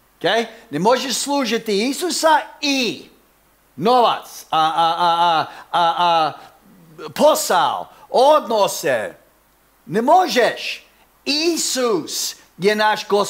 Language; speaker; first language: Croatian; non-native, fluent; English